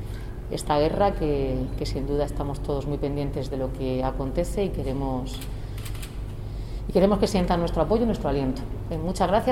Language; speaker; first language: Spanish; native; Spanish